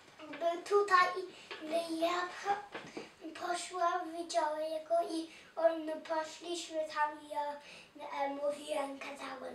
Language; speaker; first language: Polish; early bilingual, heritage; Polish